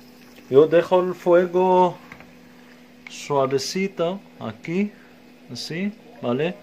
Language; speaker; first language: Spanish; non-native, fluent; Arabic